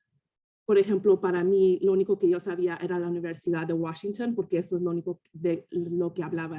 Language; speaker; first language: Spanish; early bilingual, heritage; Spanish